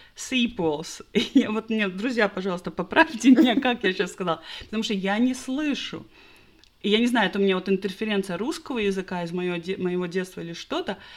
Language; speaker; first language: Russian; non-native, local second language; Latvian